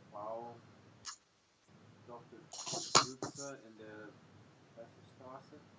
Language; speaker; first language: German; non-native, learner; English